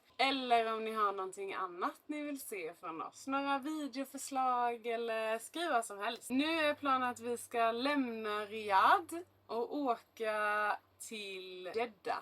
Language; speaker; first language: Swedish; native; Swedish